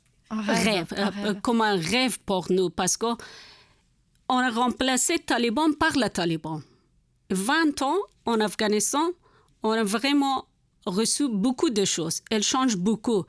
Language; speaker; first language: French; non-native, learner; Persian